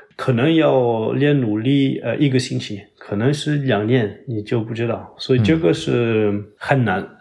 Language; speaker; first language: Chinese; non-native, learner; French